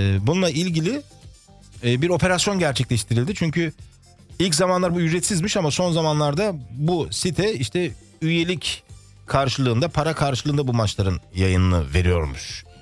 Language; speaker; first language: Turkish; early bilingual, heritage; Turkish